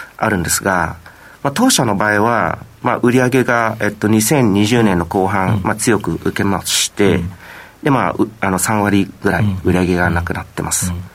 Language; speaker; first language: Japanese; non-native, fluent; Vietnamese